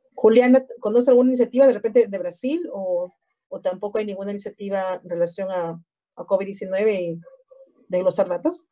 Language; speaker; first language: Spanish; native; Spanish